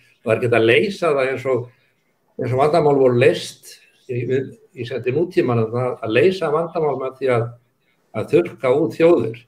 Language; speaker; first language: Icelandic; native; Icelandic